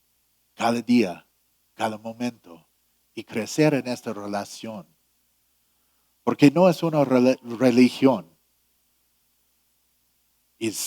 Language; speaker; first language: Spanish; non-native, fluent; English